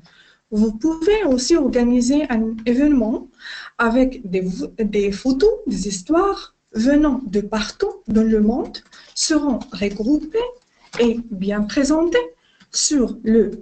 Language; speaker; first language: French; non-native, learner; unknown